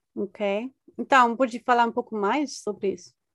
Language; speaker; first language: Portuguese; non-native, fluent; English